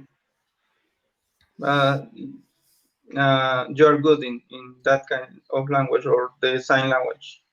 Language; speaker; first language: English; non-native, learner; Spanish